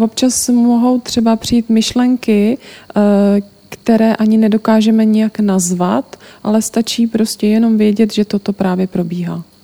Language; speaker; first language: Czech; native; Czech